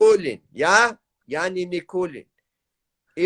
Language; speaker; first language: Russian; non-native, learner; Tajik